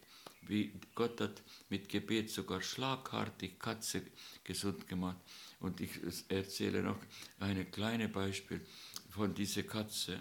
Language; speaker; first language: German; non-native, learner; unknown